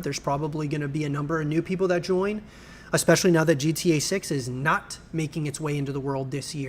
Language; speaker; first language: English; native; English